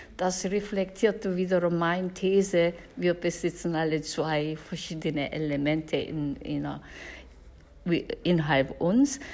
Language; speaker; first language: German; non-native, fluent; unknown